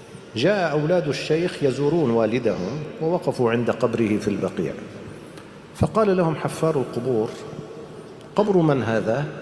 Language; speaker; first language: Arabic; native; Arabic